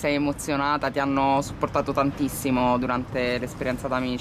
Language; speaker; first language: Italian; native; Italian